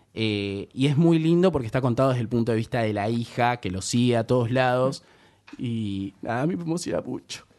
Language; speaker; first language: Spanish; native; Spanish